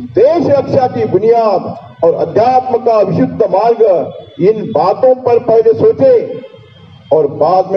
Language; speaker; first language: Hindi; non-native, local second language; Marathi